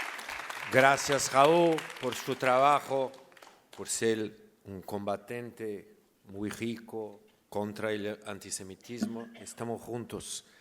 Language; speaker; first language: Spanish; non-native, learner; Portuguese